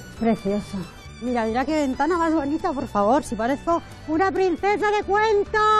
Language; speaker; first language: Spanish; native; Spanish